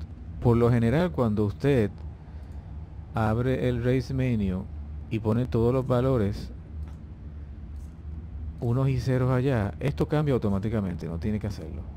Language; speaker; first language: Spanish; native; Spanish